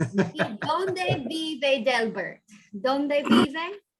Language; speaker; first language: Spanish; non-native, fluent; English